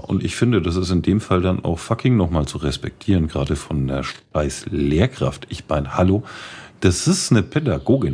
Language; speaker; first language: German; native; German